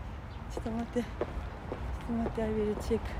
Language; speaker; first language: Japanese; non-native, fluent; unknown